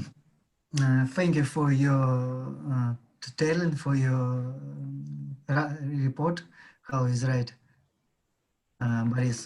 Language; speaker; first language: English; non-native, learner; Russian